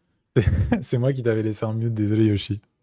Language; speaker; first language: French; native; French